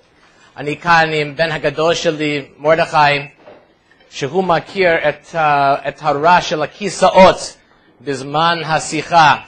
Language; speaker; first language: Hebrew; non-native, fluent; English